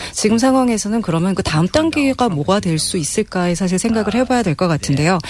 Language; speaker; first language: Korean; non-native, fluent; English